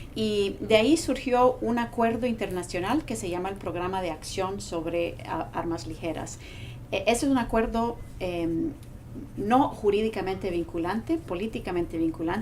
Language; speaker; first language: Spanish; non-native, fluent; English